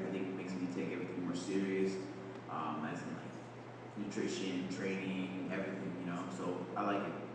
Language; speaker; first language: English; native; English